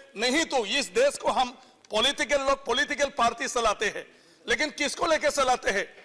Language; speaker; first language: Hindi; non-native, local second language; Bodo